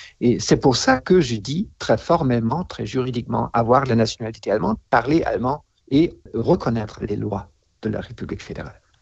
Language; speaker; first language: French; non-native, fluent; German